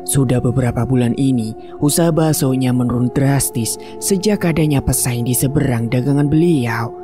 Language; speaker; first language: Indonesian; native; Indonesian